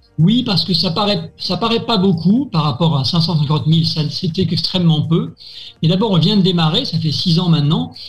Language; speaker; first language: French; native; French